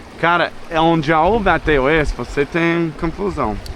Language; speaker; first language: Portuguese; non-native, learner; English